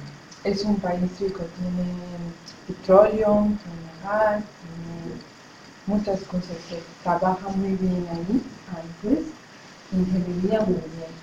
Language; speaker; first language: Spanish; non-native, fluent; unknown